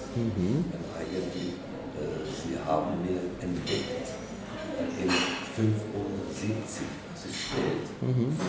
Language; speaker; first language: German; non-native, learner; Czech